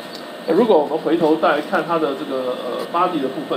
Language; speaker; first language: Chinese; native; Chinese